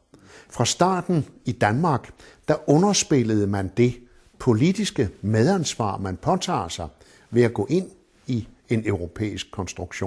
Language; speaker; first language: Danish; native; Danish